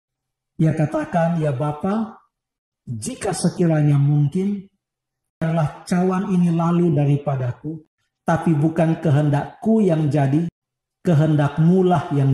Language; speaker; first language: Indonesian; native; Indonesian